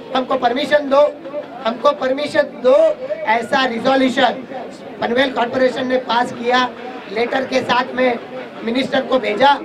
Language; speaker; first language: Hindi; non-native, local second language; Marathi